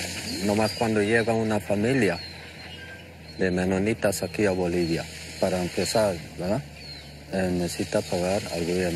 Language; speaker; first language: Spanish; non-native, local second language; Plautdietsch